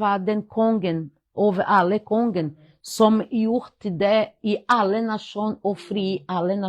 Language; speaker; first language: Norwegian; non-native, fluent; Portuguese